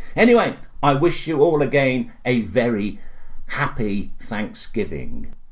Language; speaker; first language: English; native; English